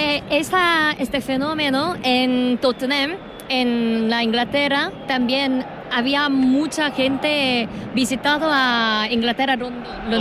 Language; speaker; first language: Spanish; non-native, learner; Korean